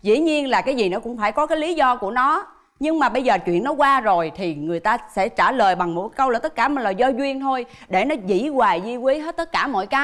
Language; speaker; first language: Vietnamese; native; Vietnamese